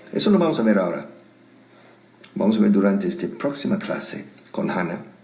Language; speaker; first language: Spanish; native; Spanish